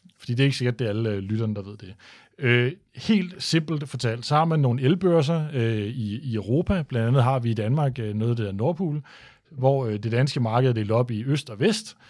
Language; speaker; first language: Danish; native; Danish